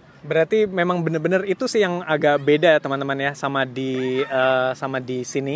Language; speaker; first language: Indonesian; native; Indonesian